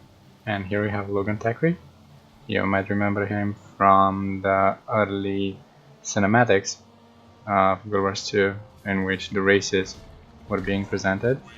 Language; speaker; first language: English; non-native, fluent; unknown